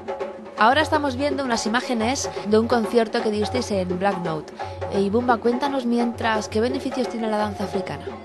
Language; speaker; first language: Spanish; native; Spanish